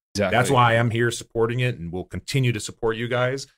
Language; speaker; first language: English; native; English